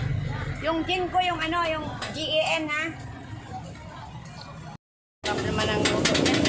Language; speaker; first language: Filipino; non-native, local second language; Cebuano